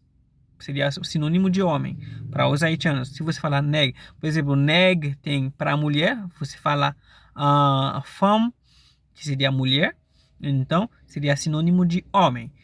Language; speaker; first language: Portuguese; non-native, fluent; Haitian Creole